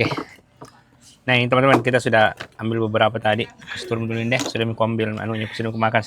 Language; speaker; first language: Malay; native; Malay